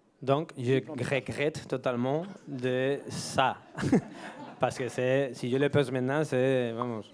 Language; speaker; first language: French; non-native, fluent; Spanish